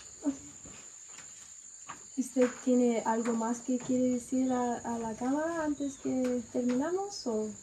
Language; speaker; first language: Spanish; non-native, learner; English